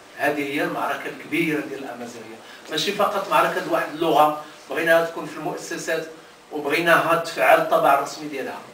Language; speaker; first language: Arabic; non-native, local second language; Tachelhit